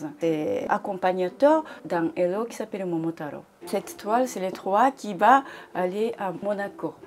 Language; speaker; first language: French; non-native, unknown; Japanese